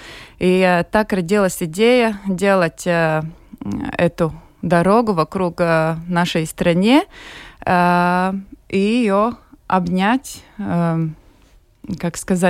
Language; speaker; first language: Russian; non-native, local second language; Latvian